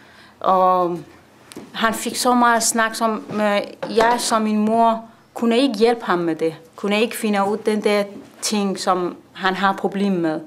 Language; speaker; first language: Danish; non-native, learner; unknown